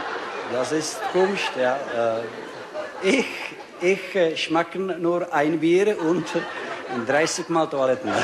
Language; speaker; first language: German; non-native, learner; Czech